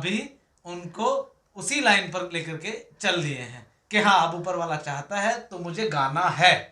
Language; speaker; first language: Hindi; native; Hindi